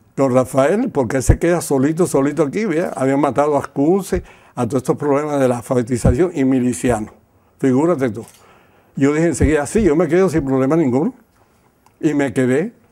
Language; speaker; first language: Spanish; native; Spanish